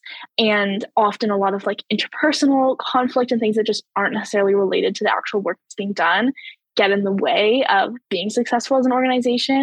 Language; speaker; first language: English; native; English